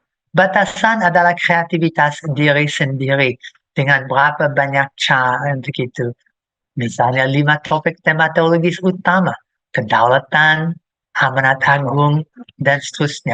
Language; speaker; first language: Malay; non-native, fluent; English